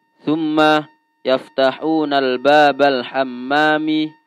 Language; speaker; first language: Arabic; non-native, learner; Indonesian